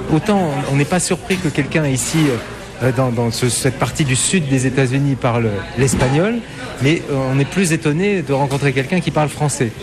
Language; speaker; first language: French; native; French